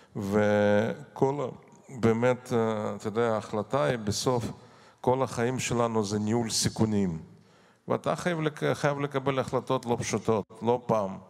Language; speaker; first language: Hebrew; non-native, fluent; Russian